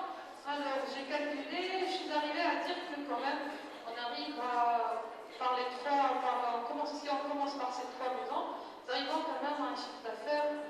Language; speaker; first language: French; non-native, local second language; Arabic